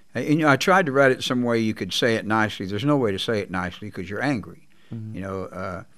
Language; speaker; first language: English; native; English